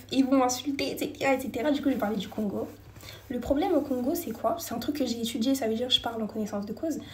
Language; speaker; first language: French; early bilingual, other home language; Wolof